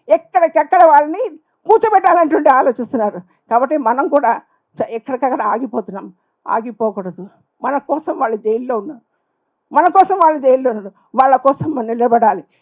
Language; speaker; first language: Telugu; non-native, local second language; Urdu